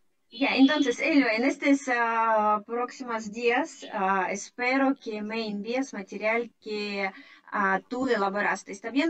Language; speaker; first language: Spanish; non-native, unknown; Russian